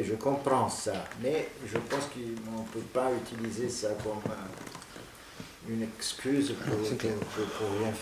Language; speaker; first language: French; non-native, fluent; Italian